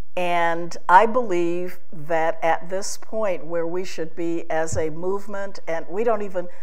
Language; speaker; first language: English; native; English